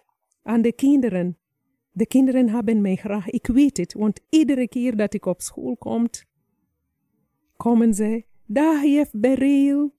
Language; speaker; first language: Dutch; non-native, fluent; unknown